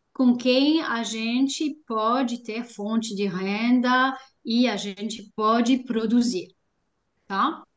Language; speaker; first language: Portuguese; non-native, fluent; French